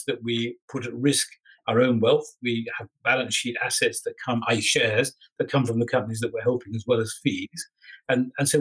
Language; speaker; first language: English; native; English